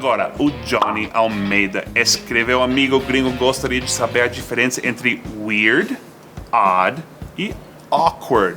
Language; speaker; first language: Portuguese; non-native, fluent; English